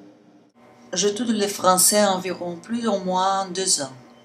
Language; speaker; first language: French; non-native, learner; Portuguese